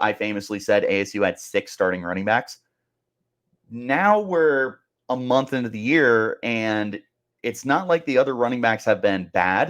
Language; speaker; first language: English; native; English